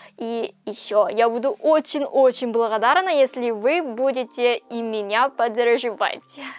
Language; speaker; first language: Russian; non-native, fluent; Korean